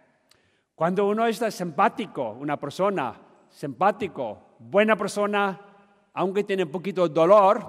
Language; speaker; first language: Spanish; non-native, learner; Tibetan